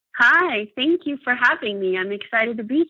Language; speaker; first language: English; native; English